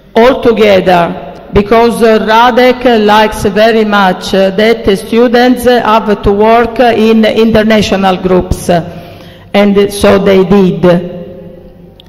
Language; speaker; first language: English; non-native, fluent; Italian